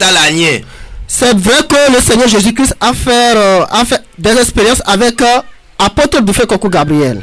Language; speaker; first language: French; early bilingual, other home language; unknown